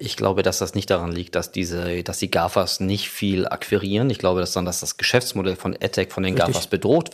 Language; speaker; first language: German; native; German